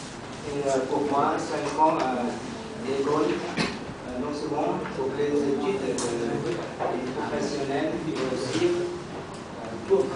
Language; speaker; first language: French; non-native, learner; Vietnamese